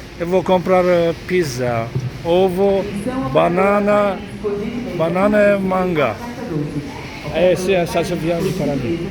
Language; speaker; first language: Portuguese; non-native, learner; Turkish